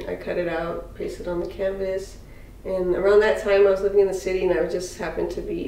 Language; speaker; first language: English; native; English